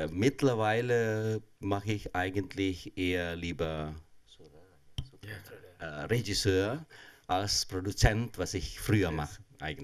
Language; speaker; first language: German; non-native, fluent; Indonesian